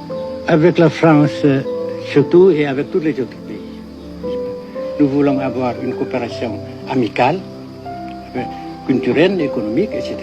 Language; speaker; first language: French; non-native, local second language; Vietnamese